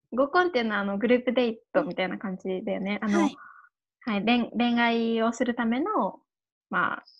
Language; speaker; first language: Japanese; native; Japanese